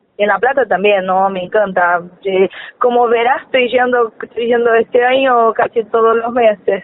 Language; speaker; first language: Spanish; non-native, fluent; Portuguese